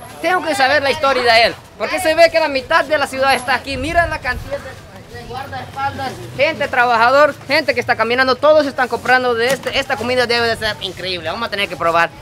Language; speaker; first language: Spanish; non-native, fluent; Japanese